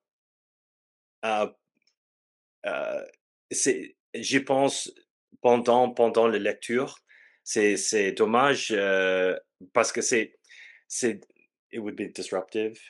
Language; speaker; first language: French; non-native, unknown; English